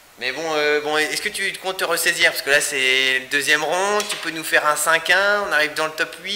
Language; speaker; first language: French; native; French